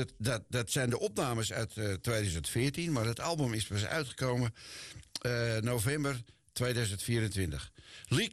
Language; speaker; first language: Dutch; native; Dutch